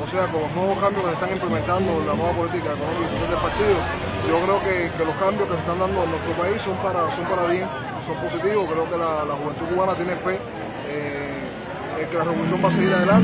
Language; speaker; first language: Spanish; native; Spanish